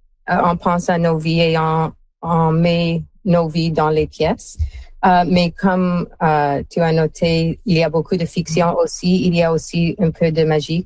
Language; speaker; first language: French; non-native, fluent; English